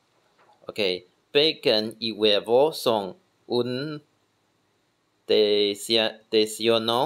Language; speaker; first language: Spanish; non-native, learner; Chinese